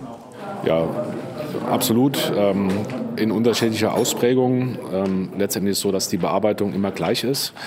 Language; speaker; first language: German; native; German